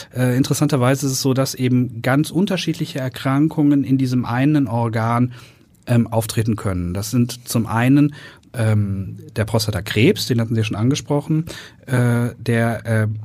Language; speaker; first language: German; native; German